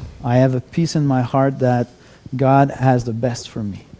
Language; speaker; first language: English; non-native, fluent; French